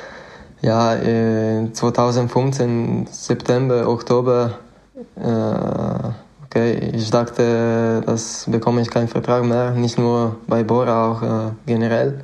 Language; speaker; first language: German; non-native, fluent; Italian